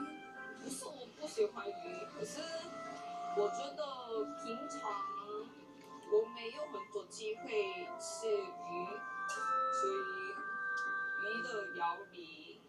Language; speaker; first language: Chinese; non-native, learner; Korean